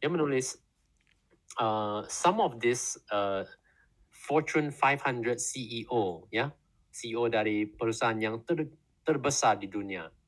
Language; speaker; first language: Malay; non-native, learner; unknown